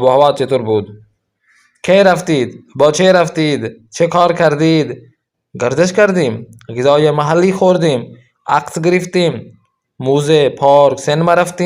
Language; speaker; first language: Persian; non-native, fluent; Urdu